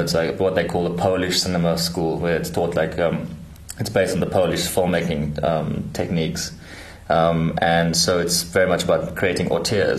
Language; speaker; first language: English; native; English